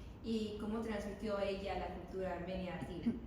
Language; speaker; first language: Spanish; non-native, learner; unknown